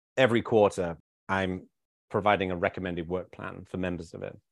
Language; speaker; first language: English; native; English